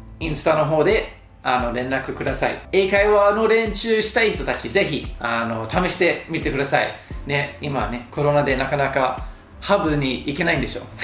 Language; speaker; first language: Japanese; non-native, fluent; English